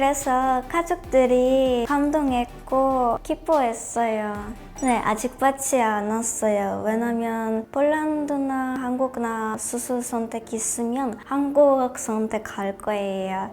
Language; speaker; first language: Korean; non-native, learner; Polish